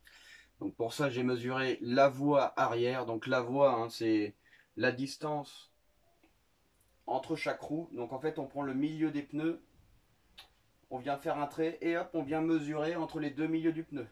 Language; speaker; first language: French; native; French